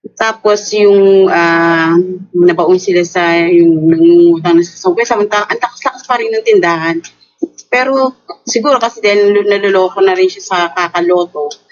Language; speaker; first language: Filipino; native; Filipino